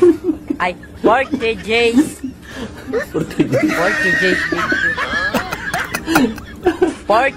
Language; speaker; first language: English; non-native, local second language; Filipino